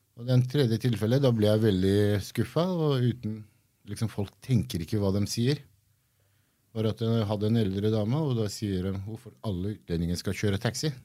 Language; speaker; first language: Norwegian; early bilingual, other home language; Kurdish